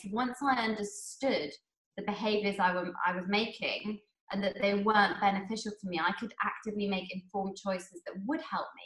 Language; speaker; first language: English; native; English